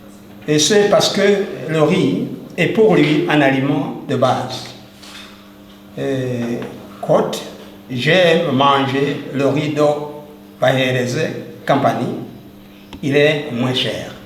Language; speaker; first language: French; non-native, local second language; Rundi